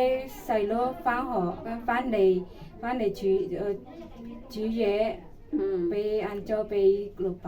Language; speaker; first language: Cantonese; non-native, fluent; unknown